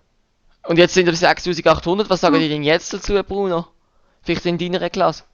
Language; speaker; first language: German; native; German